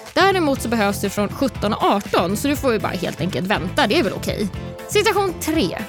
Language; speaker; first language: Swedish; native; Swedish